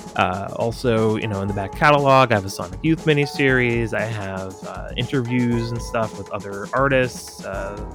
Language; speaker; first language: English; native; English